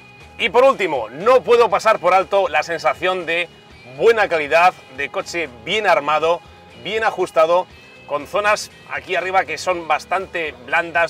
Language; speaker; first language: Spanish; native; Spanish